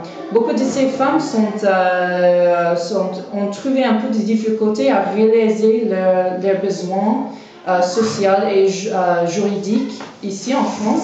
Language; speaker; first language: French; non-native, fluent; English